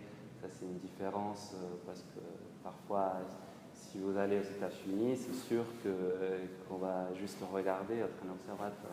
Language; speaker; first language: French; non-native, fluent; Spanish